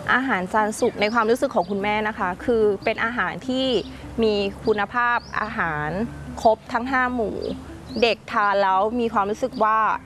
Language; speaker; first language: Thai; native; Thai